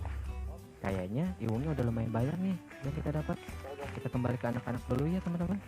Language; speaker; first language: Indonesian; non-native, local second language; Sundanese